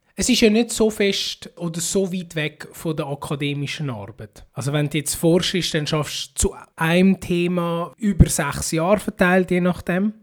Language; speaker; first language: German; early bilingual, other home language; Filipino